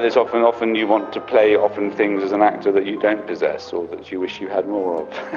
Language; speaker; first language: English; native; English